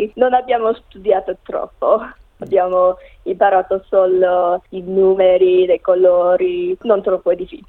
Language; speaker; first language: Italian; non-native, learner; English